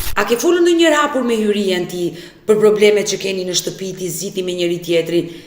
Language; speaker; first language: Albanian; native; Albanian